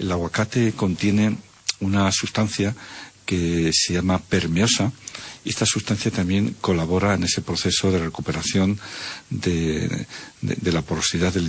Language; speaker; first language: Spanish; native; Spanish